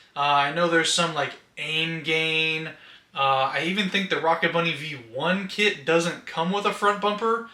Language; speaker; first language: English; native; English